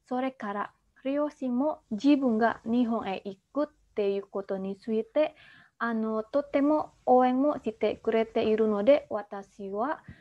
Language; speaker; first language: Japanese; non-native, fluent; Indonesian